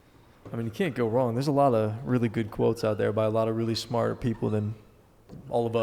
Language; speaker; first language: English; native; English